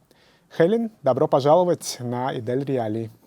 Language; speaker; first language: Russian; native; Russian